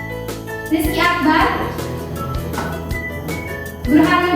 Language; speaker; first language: English; non-native, local second language; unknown